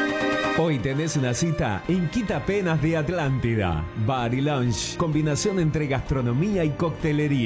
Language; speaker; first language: Spanish; native; Spanish